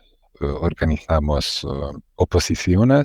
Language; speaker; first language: Spanish; non-native, learner; Hungarian